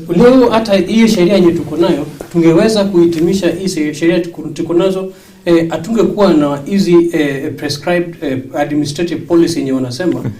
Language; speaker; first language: Swahili; non-native, local second language; Luo (Kenya and Tanzania)